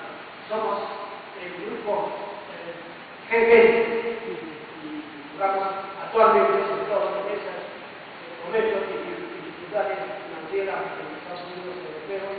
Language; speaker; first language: Spanish; non-native, fluent; Chinese